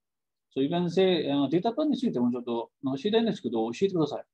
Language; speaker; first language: Japanese; non-native, fluent; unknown